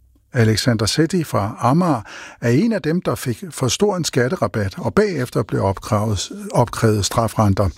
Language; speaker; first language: Danish; native; Danish